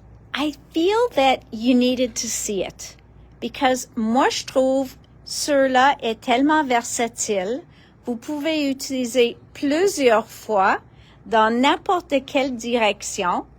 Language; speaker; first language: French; non-native, local second language; English